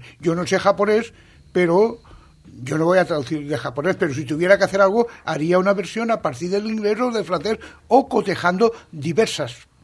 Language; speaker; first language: Spanish; non-native, local second language; Catalan